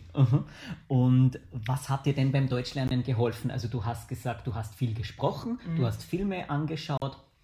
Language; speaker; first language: German; native; German